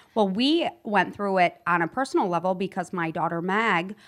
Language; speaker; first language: English; native; English